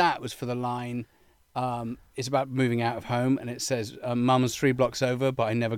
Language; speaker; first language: English; native; English